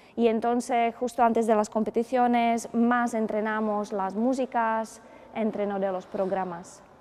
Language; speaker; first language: Spanish; non-native, fluent; Czech